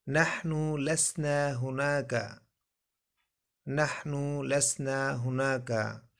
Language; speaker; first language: Arabic; non-native, fluent; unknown